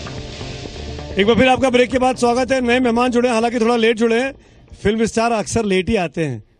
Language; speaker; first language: Hindi; native; Hindi